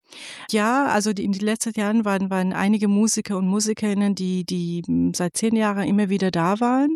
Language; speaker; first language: German; non-native, fluent; Persian